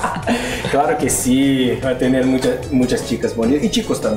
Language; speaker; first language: Spanish; non-native, learner; Portuguese